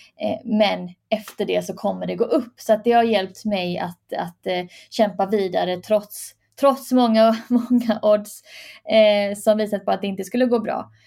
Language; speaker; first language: Swedish; early bilingual, other home language; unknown